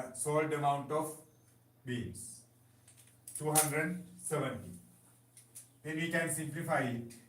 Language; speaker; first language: English; non-native, local second language; Sinhala